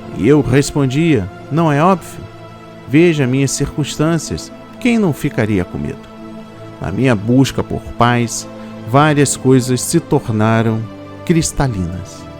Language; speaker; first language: Portuguese; native; Portuguese